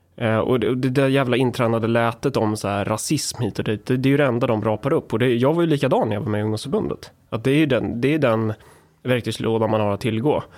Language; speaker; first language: Swedish; native; Swedish